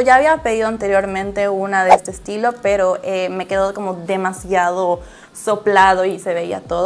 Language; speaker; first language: Spanish; native; Spanish